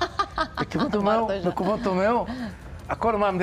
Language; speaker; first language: Romanian; non-native, learner; Hebrew